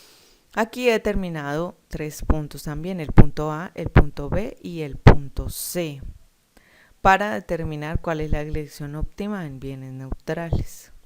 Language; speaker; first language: Spanish; native; Spanish